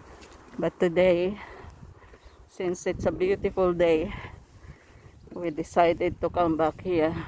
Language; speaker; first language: English; non-native, local second language; Filipino